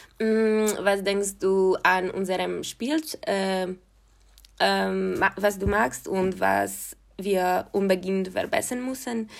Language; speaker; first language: German; non-native, learner; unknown